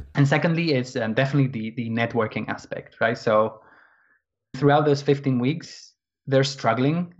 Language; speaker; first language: English; non-native, fluent; Spanish